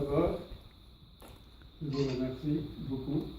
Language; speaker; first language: French; non-native, fluent; Norwegian